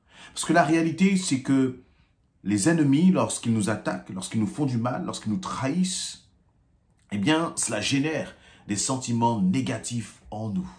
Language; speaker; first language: French; native; French